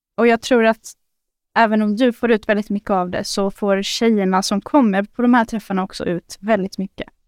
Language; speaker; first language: Swedish; early bilingual, other home language; Arabic